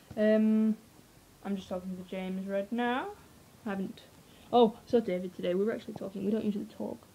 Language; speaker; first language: English; native; English